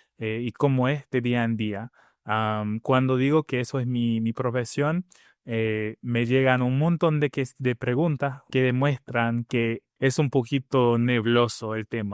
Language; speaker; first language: Spanish; non-native, fluent; English